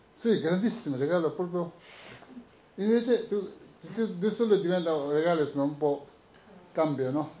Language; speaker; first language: Italian; non-native, learner; Tibetan